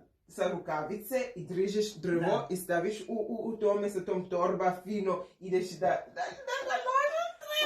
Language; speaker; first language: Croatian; non-native, fluent; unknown